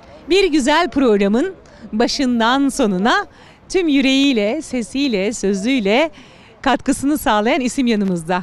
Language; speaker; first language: Turkish; native; Turkish